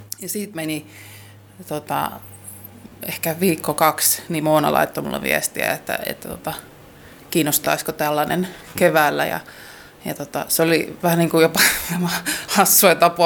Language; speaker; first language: Finnish; native; Finnish